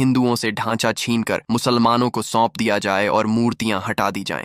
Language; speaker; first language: Hindi; native; Hindi